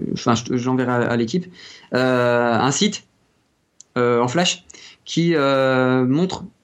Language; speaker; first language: French; native; French